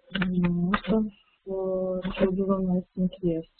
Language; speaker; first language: English; non-native, fluent; Russian